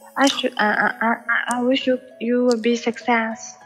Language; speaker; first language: English; non-native, learner; Chinese